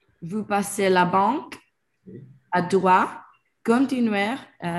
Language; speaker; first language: French; non-native, learner; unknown